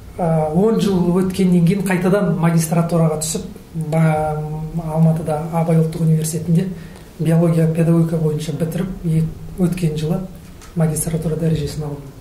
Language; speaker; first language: Kazakh; native; Kazakh